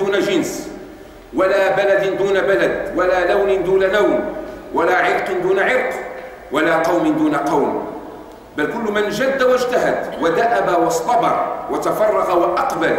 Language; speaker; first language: Arabic; native; Arabic